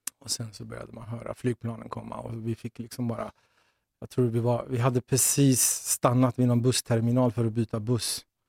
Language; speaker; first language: Swedish; early bilingual, other home language; Persian